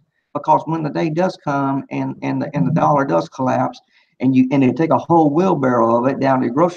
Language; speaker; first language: English; native; English